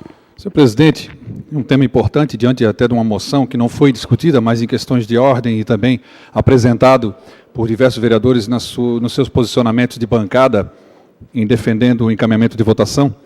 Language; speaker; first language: Portuguese; native; Portuguese